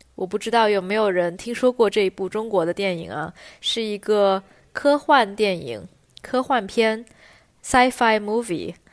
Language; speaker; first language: Chinese; native; Chinese